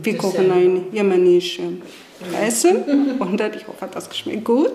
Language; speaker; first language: German; non-native, learner; Arabic